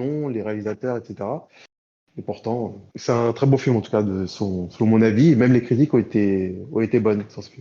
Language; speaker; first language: French; native; French